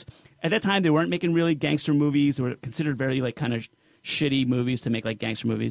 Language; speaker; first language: English; native; English